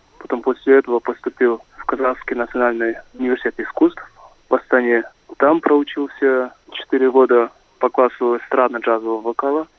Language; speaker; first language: Russian; non-native, local second language; Kazakh